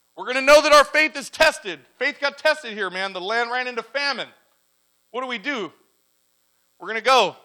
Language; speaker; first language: English; native; English